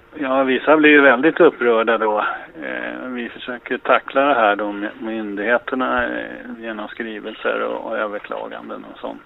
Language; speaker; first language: Swedish; native; Swedish